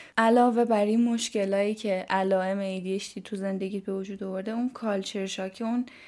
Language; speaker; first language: Persian; native; Persian